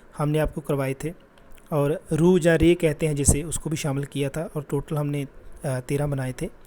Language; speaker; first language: Hindi; non-native, local second language; Punjabi